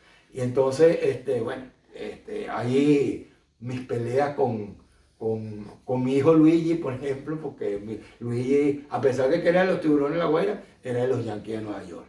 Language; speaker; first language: Spanish; native; Spanish